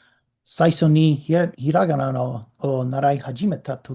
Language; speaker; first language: Japanese; non-native, learner; English